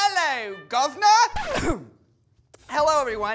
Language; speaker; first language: English; native; English